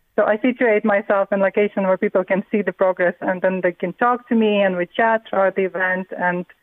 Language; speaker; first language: English; non-native, fluent; Russian